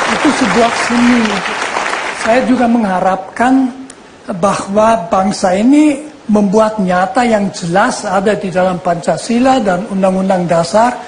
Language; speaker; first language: Indonesian; non-native, fluent; German